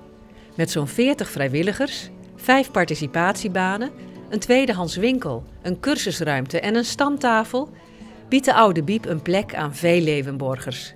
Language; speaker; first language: Dutch; native; Dutch